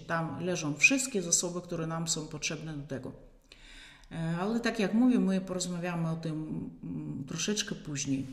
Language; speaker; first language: Polish; non-native, fluent; Russian